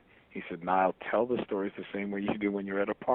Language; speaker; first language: English; native; English